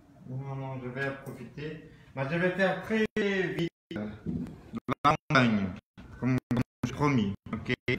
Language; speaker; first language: French; non-native, learner; Portuguese